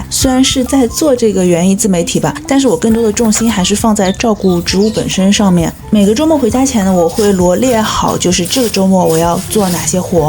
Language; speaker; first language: Chinese; native; Chinese